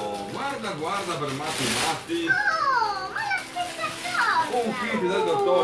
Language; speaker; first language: Italian; native; Italian